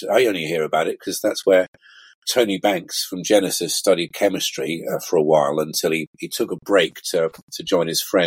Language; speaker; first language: English; native; English